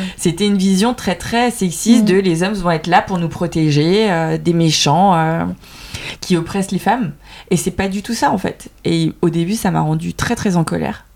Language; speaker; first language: French; early bilingual, other home language; Vietnamese